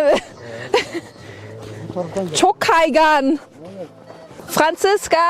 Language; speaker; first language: Turkish; non-native, learner; German